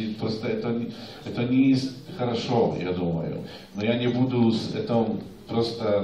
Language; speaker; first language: Russian; non-native, fluent; Polish